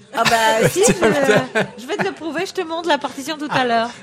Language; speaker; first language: French; non-native, fluent; Romanian